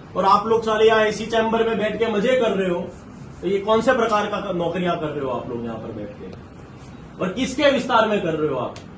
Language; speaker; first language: Hindi; non-native, local second language; Gujarati